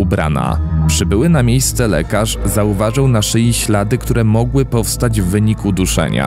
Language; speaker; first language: Polish; native; Polish